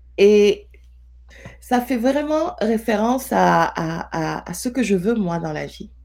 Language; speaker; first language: French; non-native, local second language; Wolof